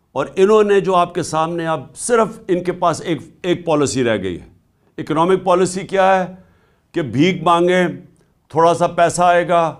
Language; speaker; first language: Urdu; native; Urdu